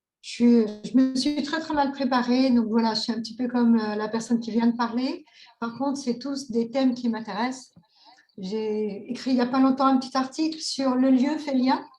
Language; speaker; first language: French; native; French